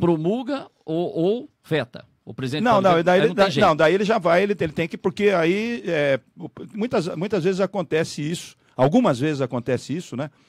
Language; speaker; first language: Portuguese; native; Portuguese